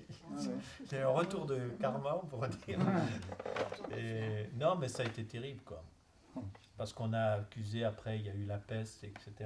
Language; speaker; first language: French; native; French